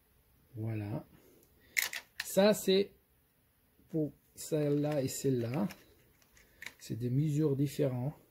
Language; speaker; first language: French; non-native, fluent; Portuguese